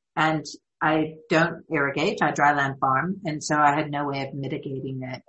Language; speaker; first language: English; native; English